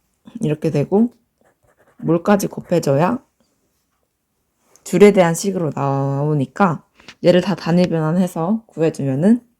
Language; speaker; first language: Korean; native; Korean